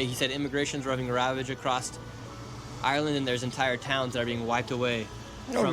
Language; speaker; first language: English; native; English